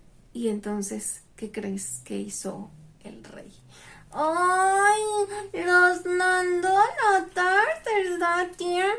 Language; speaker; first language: Spanish; native; Spanish